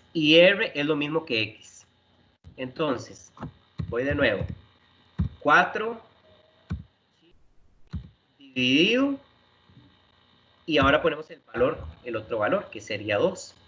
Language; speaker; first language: Spanish; native; Spanish